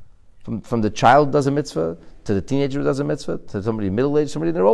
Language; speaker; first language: English; native; English